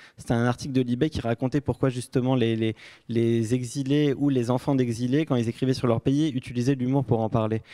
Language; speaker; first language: French; native; French